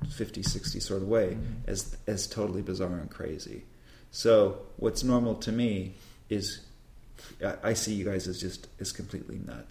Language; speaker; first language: English; native; English